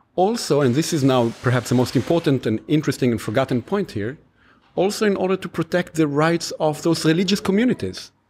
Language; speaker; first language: English; non-native, fluent; Hebrew